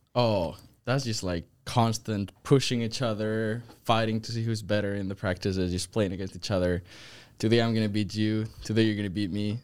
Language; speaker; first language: English; non-native, fluent; Spanish